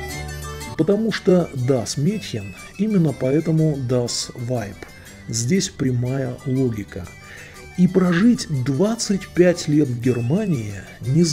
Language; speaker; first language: Russian; native; Russian